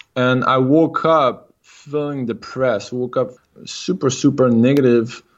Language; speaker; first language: English; non-native, fluent; French